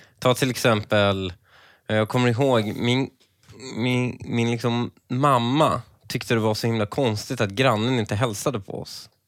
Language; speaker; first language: Swedish; early bilingual, other home language; Persian